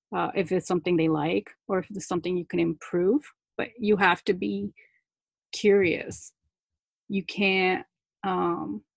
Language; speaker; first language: English; early bilingual, other home language; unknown